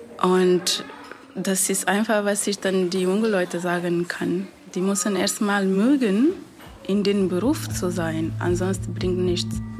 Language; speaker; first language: German; non-native, fluent; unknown